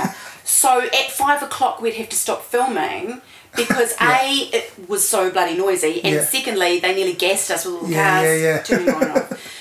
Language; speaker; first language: English; native; English